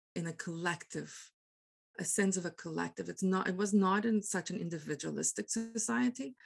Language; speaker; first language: English; non-native, local second language; Afrikaans